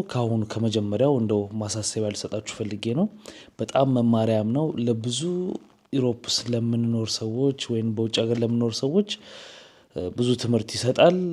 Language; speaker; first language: Amharic; native; Amharic